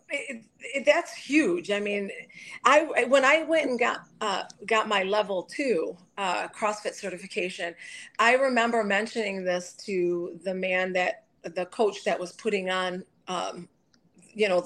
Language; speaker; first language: English; native; English